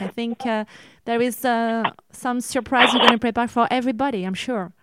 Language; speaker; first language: English; non-native, learner; French